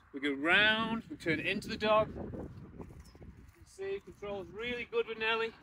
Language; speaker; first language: English; native; English